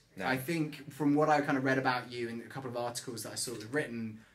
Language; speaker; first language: English; native; English